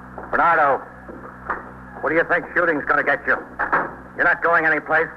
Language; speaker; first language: English; native; English